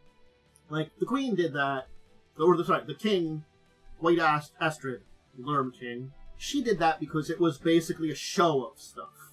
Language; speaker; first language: English; native; English